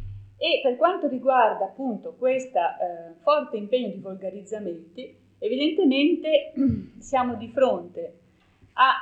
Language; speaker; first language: Italian; native; Italian